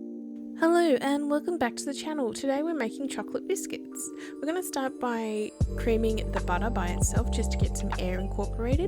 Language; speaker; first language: English; native; English